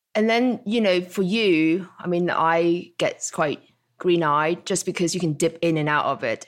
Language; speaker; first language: English; non-native, local second language; Cantonese